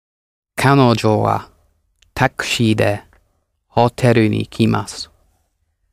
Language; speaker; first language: Japanese; non-native, learner; English